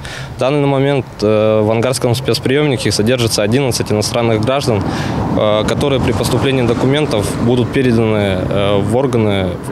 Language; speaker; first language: Russian; native; Russian